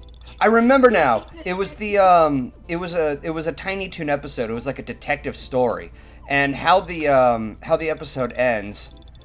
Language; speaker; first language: English; native; English